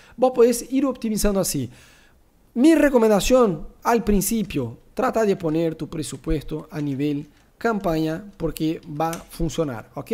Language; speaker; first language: Spanish; non-native, fluent; Portuguese